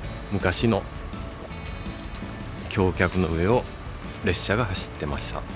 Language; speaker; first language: Japanese; native; Japanese